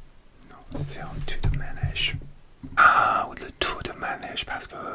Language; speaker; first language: French; non-native, learner; English